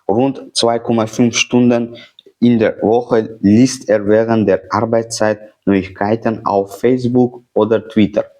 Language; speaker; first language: German; non-native, fluent; Uzbek